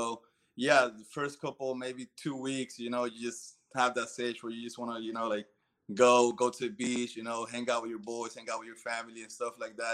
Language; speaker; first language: English; early bilingual, other home language; Spanish